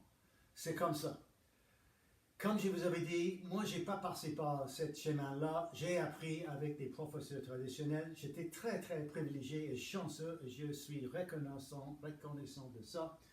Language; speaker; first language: French; non-native, fluent; English